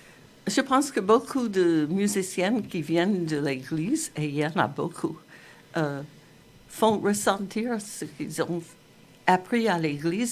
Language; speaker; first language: French; non-native, fluent; English